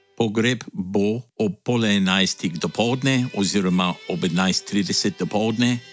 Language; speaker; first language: Slovenian; early bilingual, heritage; Slovenian